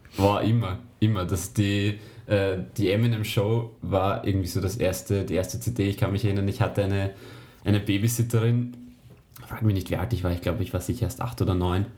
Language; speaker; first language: German; native; German